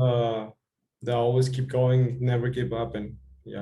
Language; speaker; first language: English; non-native, fluent; Spanish